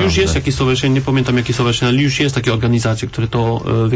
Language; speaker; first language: Polish; non-native, learner; French